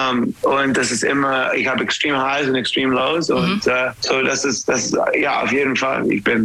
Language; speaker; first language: German; non-native, fluent; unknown